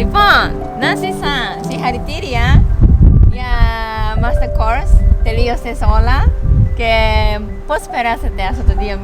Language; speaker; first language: Greek; non-native, learner; Japanese